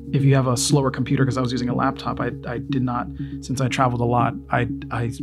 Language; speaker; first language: English; native; English